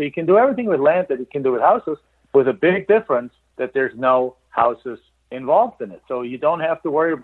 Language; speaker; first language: English; non-native, fluent; German